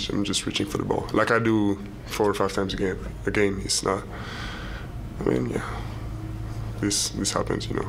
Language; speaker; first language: English; non-native, fluent; French